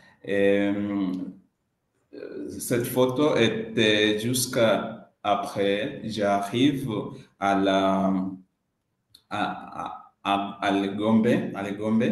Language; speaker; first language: French; non-native, learner; Swahili